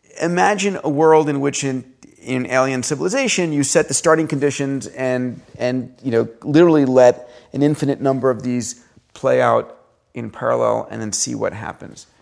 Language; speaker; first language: English; early bilingual, other home language; Greek